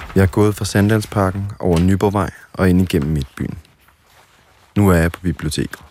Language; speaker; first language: Danish; native; Danish